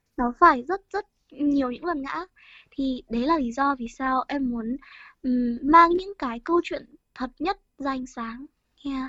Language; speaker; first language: Vietnamese; early bilingual, heritage; Vietnamese